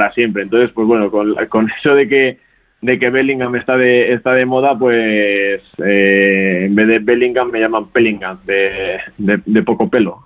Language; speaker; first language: Spanish; native; Spanish